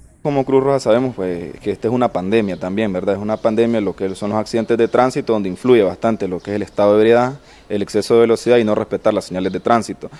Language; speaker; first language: Spanish; native; Spanish